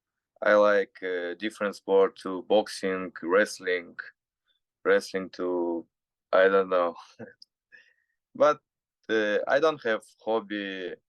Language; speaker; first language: English; non-native, learner; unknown